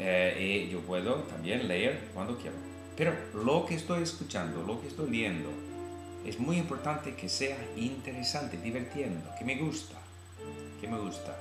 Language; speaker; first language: Spanish; non-native, fluent; English